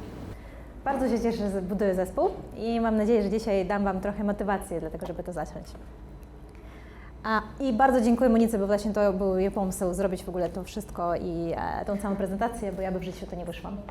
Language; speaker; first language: Polish; non-native, fluent; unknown